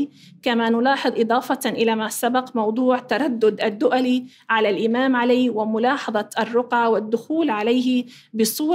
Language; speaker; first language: Arabic; native; Arabic